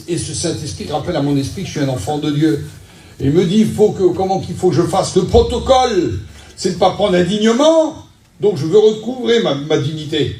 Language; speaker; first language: French; native; French